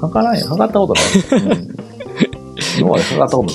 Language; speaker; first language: Japanese; native; Japanese